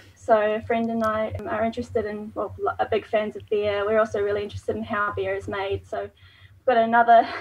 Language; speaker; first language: English; native; English